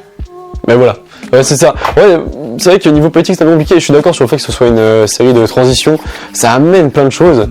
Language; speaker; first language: French; native; French